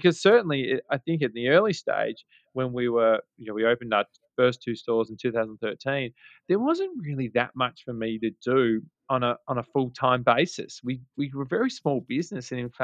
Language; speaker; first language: English; native; English